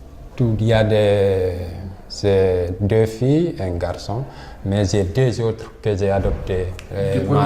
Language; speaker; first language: French; non-native, local second language; Fula